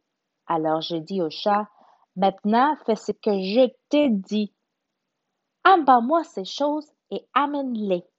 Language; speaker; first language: French; non-native, learner; Spanish